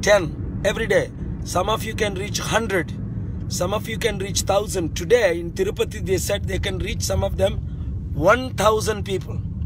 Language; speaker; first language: English; non-native, local second language; Telugu